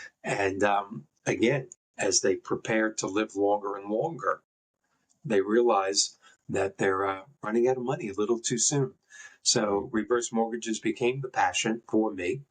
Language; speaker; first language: English; native; English